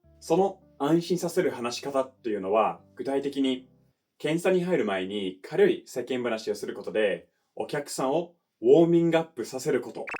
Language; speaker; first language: Japanese; non-native, fluent; English